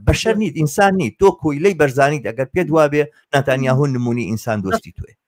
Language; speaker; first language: Central Kurdish; native; Central Kurdish